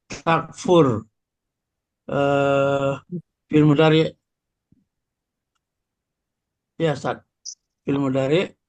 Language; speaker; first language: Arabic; non-native, learner; Indonesian